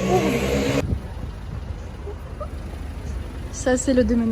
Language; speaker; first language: French; non-native, fluent; Russian